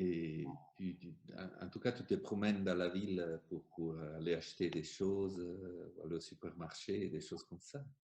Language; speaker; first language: French; non-native, fluent; Italian